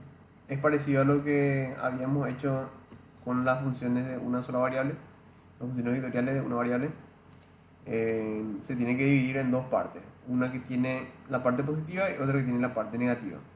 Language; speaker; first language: Spanish; native; Spanish